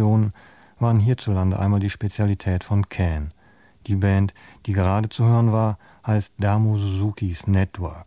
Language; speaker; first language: German; native; German